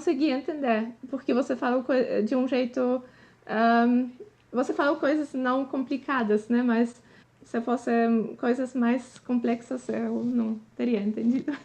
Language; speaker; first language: Portuguese; non-native, fluent; Polish